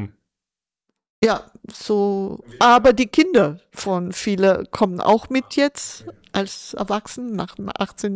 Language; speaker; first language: German; non-native, fluent; Portuguese